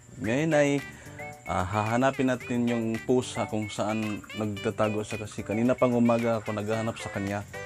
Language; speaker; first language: Filipino; non-native, local second language; Cebuano